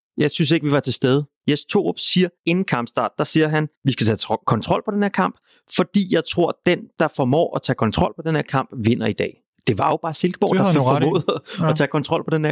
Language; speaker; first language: Danish; native; Danish